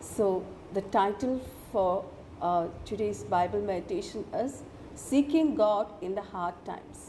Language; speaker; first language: English; non-native, local second language; Malayalam